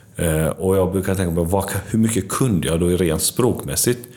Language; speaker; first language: Swedish; early bilingual, other home language; Albanian